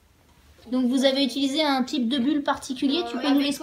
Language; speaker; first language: French; native; French